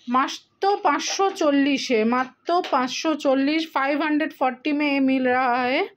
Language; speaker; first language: Hindi; non-native, local second language; Bangla